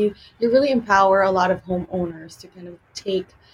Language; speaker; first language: English; non-native, local second language; Filipino